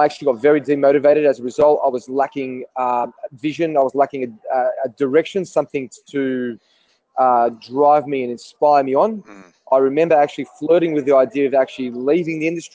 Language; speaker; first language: English; native; English